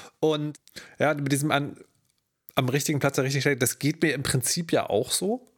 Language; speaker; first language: German; native; German